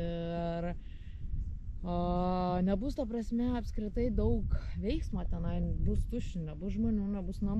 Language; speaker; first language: Lithuanian; native; Lithuanian